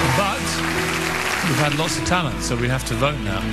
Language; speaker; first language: English; native; English